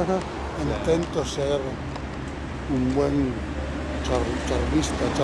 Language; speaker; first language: Spanish; non-native, fluent; Italian